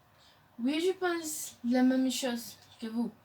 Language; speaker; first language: French; non-native, learner; Spanish